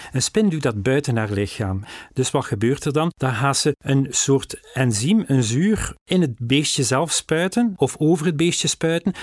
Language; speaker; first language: Dutch; native; Dutch